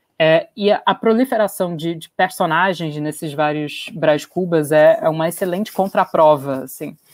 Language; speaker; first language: Portuguese; non-native, fluent; English